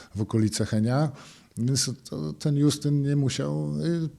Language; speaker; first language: Polish; native; Polish